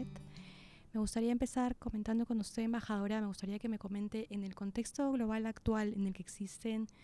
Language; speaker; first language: Spanish; native; Spanish